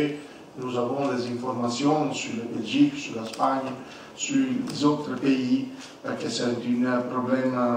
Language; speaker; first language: French; non-native, learner; Italian